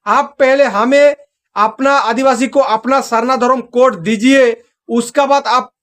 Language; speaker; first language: Hindi; non-native, local second language; Santali